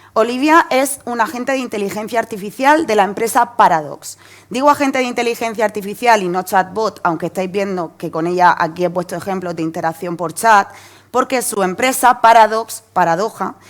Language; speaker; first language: Spanish; native; Spanish